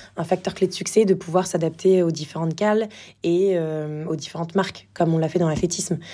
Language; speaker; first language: French; native; French